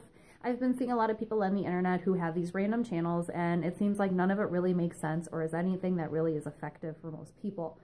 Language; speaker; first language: English; native; English